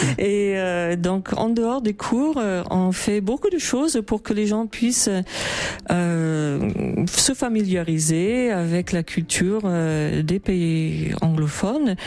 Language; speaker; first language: French; non-native, fluent; English